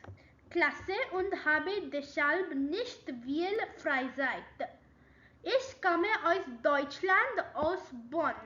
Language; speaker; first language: German; non-native, learner; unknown